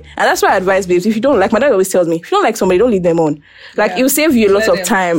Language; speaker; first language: English; non-native, local second language; Yoruba